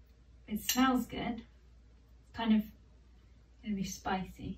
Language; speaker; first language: English; native; English